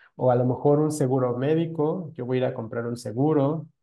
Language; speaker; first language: Spanish; native; Spanish